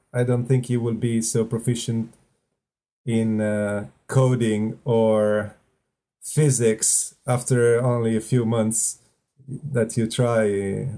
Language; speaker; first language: English; non-native, fluent; Italian